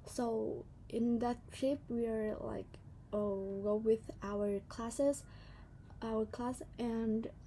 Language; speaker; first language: English; non-native, learner; Vietnamese